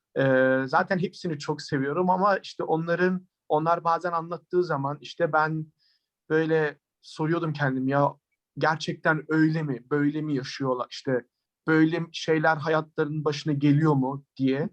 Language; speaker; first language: Turkish; early bilingual, heritage; Turkish